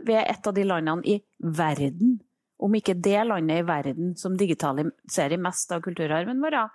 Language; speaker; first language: Norwegian; native; Norwegian